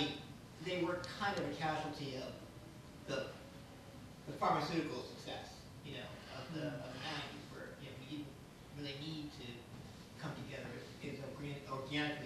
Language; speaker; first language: English; native; English